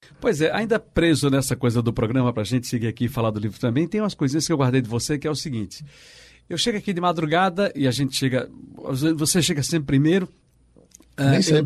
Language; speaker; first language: Portuguese; native; Portuguese